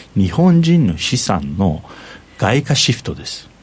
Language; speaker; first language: Japanese; non-native, fluent; Turkish